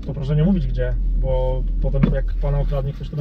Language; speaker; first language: Polish; native; Polish